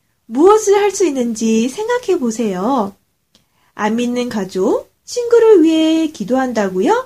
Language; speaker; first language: Korean; native; Korean